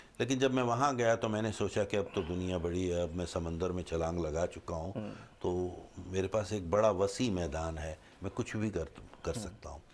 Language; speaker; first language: Urdu; native; Urdu